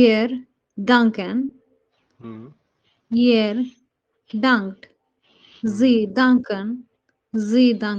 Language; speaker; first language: German; non-native, learner; Hindi